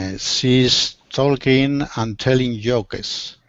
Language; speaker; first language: English; non-native, learner; Spanish